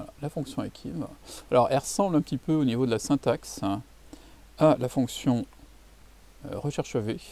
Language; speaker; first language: French; native; French